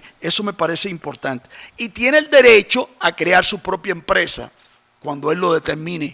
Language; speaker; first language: Spanish; native; Spanish